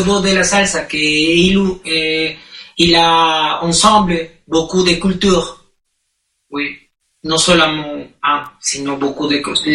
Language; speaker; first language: French; non-native, learner; Spanish